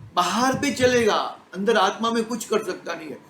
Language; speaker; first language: Hindi; non-native, local second language; Gujarati